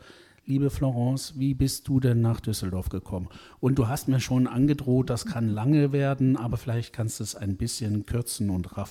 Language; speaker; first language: German; native; German